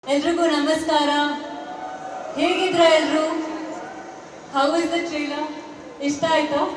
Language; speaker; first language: Kannada; non-native, learner; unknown